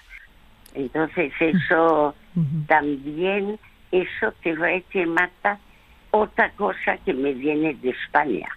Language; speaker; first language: Spanish; early bilingual, other home language; French